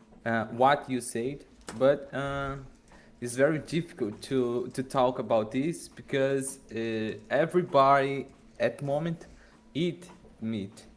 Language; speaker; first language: English; non-native, learner; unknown